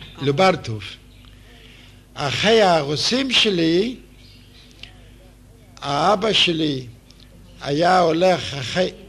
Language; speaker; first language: Hebrew; non-native, fluent; Yiddish